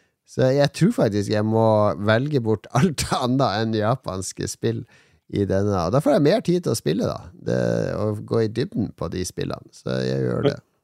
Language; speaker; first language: Norwegian; native; Norwegian